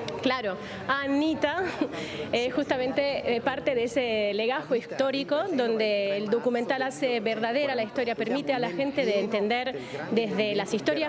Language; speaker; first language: Spanish; native; Spanish